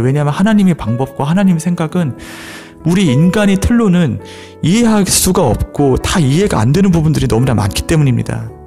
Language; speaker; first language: Korean; native; Korean